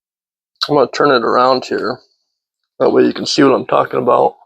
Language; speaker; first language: English; native; English